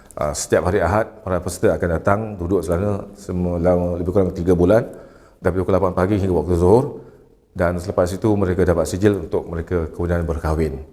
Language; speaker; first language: Malay; native; Malay